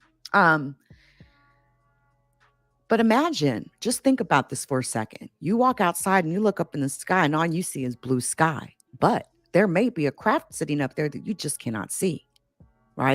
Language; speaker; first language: English; native; English